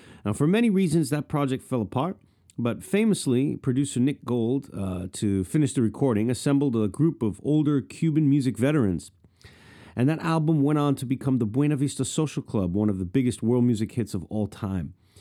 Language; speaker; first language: English; native; English